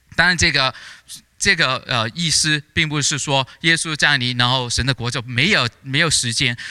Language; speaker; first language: Chinese; native; Chinese